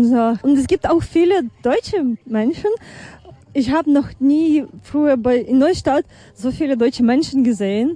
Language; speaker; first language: German; non-native, fluent; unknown